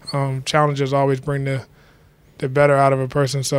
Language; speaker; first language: English; native; English